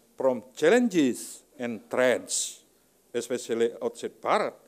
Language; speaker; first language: English; non-native, fluent; Indonesian